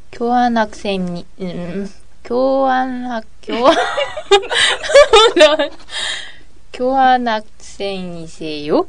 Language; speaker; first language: Korean; non-native, learner; Japanese